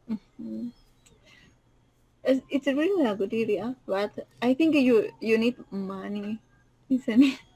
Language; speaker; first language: English; non-native, learner; Spanish